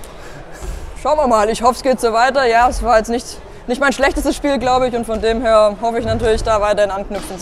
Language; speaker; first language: German; native; German